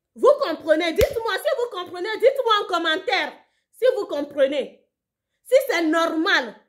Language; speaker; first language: French; non-native, local second language; Ewe